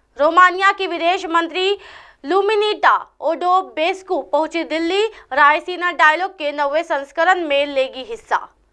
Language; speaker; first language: Hindi; native; Hindi